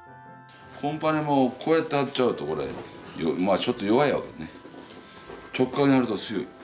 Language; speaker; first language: Japanese; native; Japanese